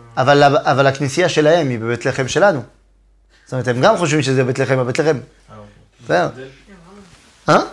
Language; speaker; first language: Hebrew; non-native, fluent; French